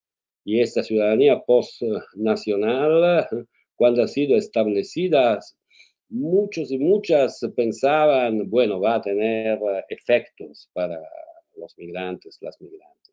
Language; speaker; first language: Spanish; non-native, fluent; Italian